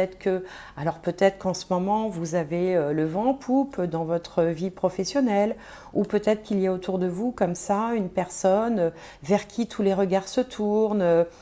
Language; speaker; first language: French; native; French